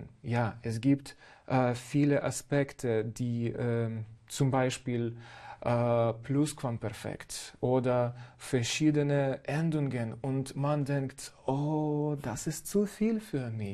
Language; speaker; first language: German; non-native, fluent; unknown